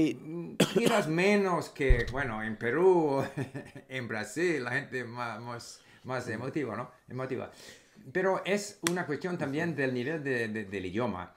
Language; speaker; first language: Spanish; non-native, fluent; English